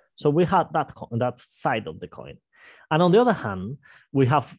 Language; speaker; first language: English; non-native, fluent; Spanish